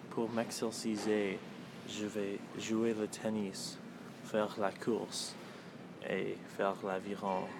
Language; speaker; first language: French; non-native, local second language; English